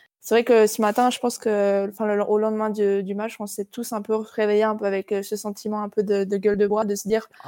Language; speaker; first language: French; native; French